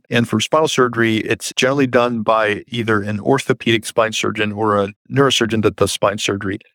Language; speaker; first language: English; early bilingual, other home language; Persian